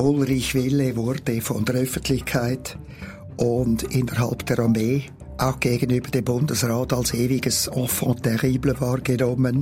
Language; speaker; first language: German; native; German